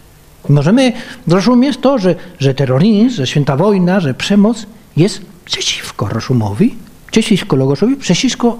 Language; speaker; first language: Polish; non-native, fluent; Spanish